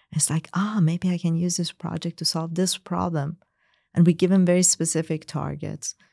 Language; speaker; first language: English; non-native, fluent; Persian